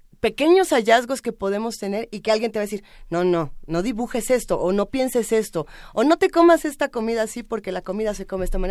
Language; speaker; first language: Spanish; native; Spanish